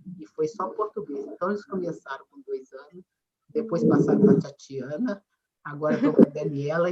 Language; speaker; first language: Portuguese; native; Portuguese